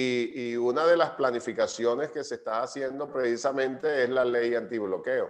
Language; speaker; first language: Spanish; native; Spanish